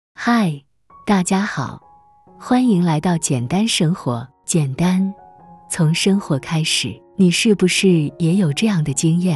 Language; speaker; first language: Chinese; native; Chinese